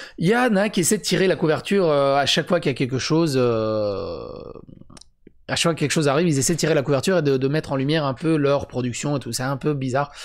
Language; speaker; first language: French; native; French